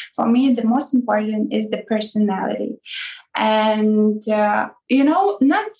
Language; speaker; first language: English; non-native, fluent; Ukrainian